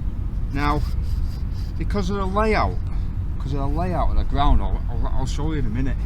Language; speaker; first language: English; native; English